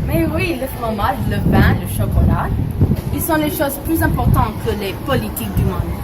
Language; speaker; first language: French; non-native, learner; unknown